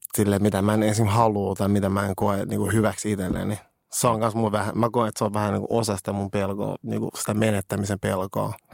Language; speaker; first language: Finnish; early bilingual, other home language; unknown